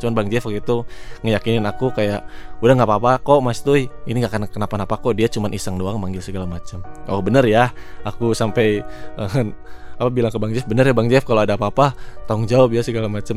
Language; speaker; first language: Indonesian; native; Indonesian